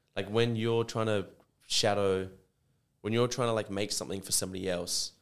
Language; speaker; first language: English; native; English